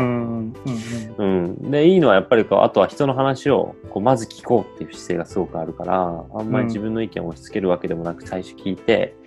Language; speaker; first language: Japanese; native; Japanese